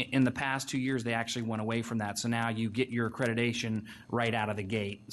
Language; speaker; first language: English; native; English